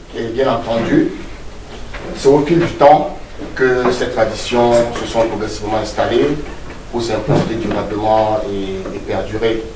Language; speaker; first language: French; non-native, local second language; Duala